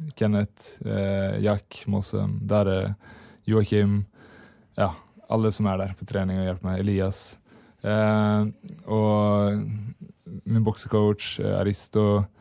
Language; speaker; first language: Norwegian; native; Norwegian